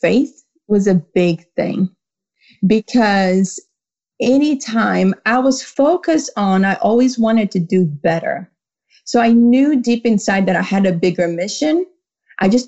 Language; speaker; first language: English; non-native, fluent; Portuguese